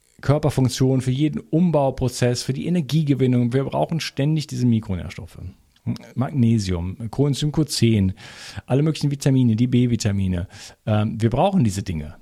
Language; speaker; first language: German; native; German